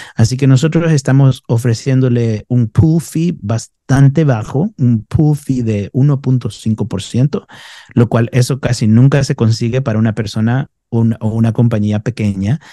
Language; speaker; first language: Spanish; native; Spanish